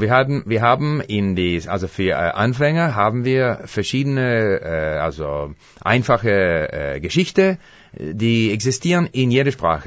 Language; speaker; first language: German; non-native, fluent; English